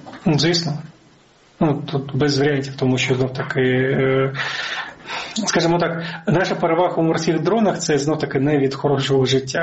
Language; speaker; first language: Ukrainian; native; Ukrainian